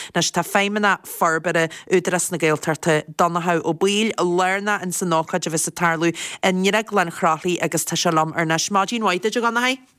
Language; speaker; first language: Irish; native; Irish